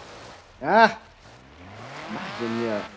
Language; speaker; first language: German; native; German